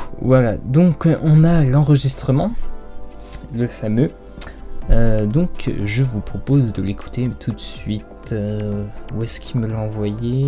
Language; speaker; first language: French; native; French